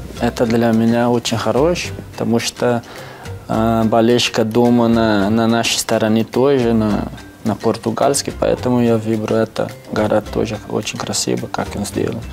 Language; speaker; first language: Russian; non-native, learner; Portuguese